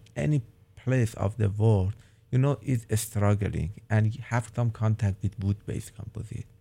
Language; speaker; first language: English; non-native, fluent; Persian